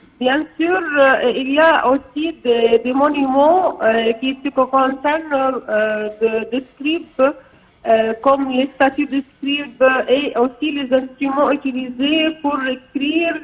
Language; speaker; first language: French; non-native, fluent; Arabic